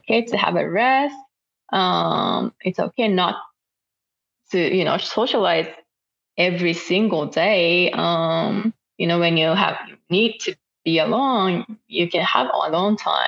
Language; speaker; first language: English; non-native, fluent; Japanese